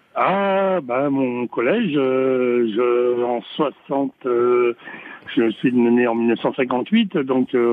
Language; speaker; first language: French; native; French